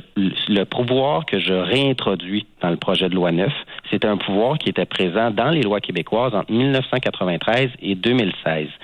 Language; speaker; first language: French; native; French